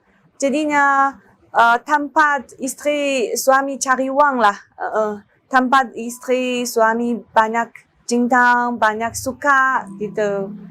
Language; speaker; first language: Indonesian; non-native, learner; Chinese